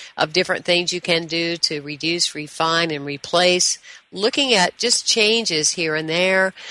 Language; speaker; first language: English; native; English